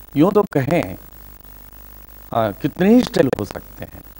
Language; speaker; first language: Hindi; non-native, local second language; Kannada